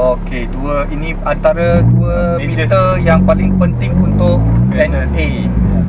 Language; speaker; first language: Malay; native; Malay